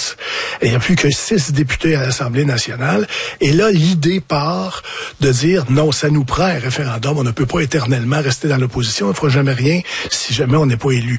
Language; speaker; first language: French; native; French